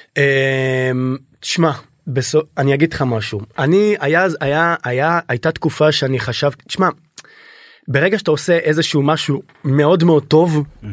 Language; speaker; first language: Hebrew; native; Hebrew